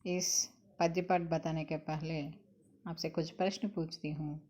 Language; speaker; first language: Hindi; non-native, local second language; Telugu